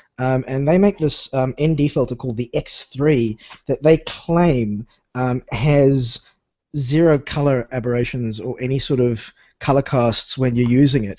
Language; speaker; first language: English; native; English